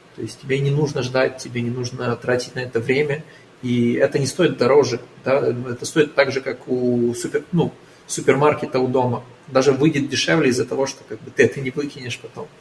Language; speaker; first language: Russian; native; Russian